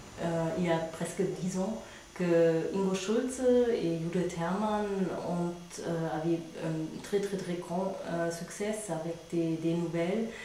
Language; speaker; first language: French; non-native, fluent; German